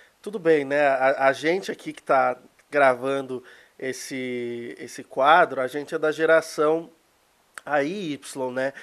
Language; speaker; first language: Portuguese; native; Portuguese